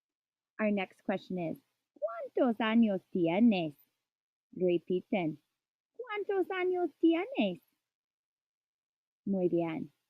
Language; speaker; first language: Spanish; non-native, learner; English